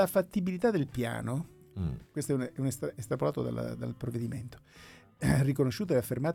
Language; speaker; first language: Italian; native; Italian